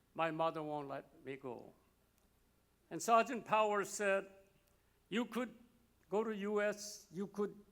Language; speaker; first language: English; non-native, fluent; Korean